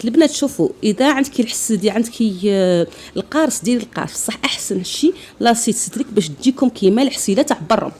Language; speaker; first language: Arabic; native; Arabic